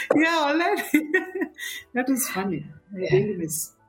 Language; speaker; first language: English; non-native, local second language; Nepali